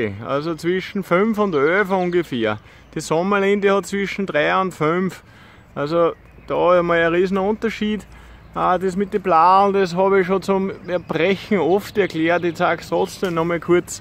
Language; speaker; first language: German; native; German